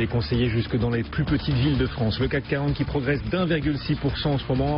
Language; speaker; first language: French; native; French